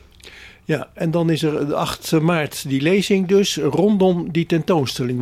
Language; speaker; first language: Dutch; native; Dutch